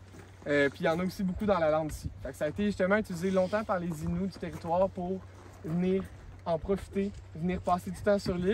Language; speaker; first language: French; native; French